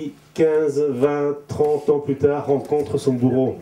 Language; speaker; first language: French; non-native, fluent; Spanish